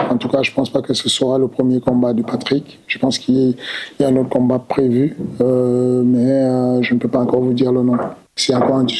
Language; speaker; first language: French; native; French